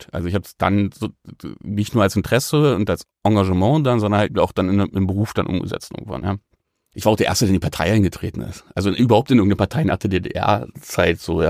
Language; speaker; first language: German; native; German